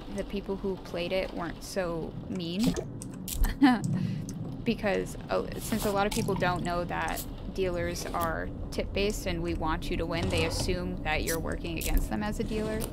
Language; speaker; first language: English; native; English